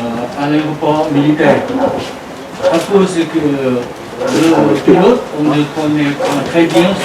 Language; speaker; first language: French; non-native, learner; Vietnamese